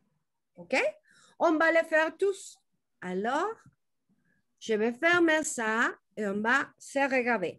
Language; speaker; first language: French; non-native, learner; Spanish